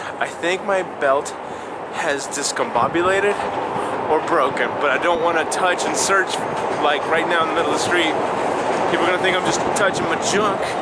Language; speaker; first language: English; native; English